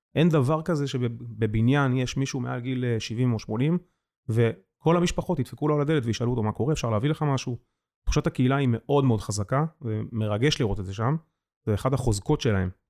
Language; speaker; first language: Hebrew; native; Hebrew